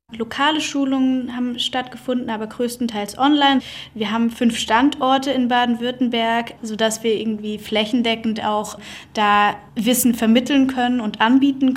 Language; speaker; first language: German; native; German